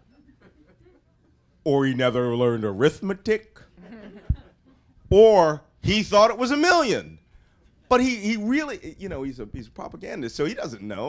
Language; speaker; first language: English; native; English